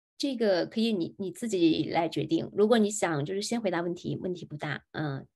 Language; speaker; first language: Chinese; native; Chinese